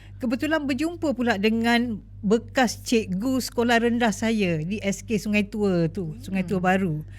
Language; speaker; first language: Malay; native; Malay